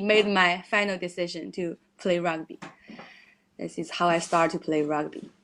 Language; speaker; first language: English; non-native, learner; Chinese